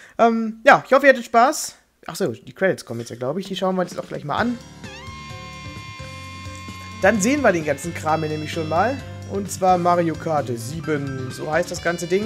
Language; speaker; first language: German; native; German